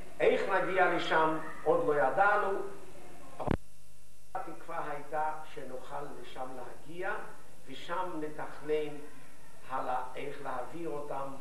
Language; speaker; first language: Hebrew; non-native, fluent; Yiddish